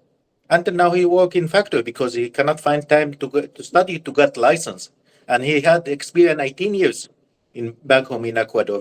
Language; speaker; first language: English; non-native, learner; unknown